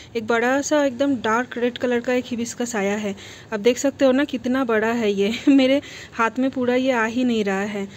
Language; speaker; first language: Hindi; non-native, local second language; Bangla